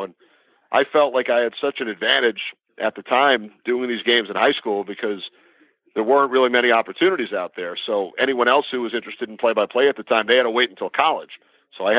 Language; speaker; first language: English; native; English